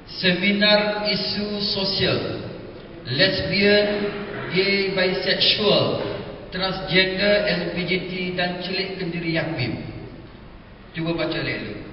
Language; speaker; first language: Malay; native; Malay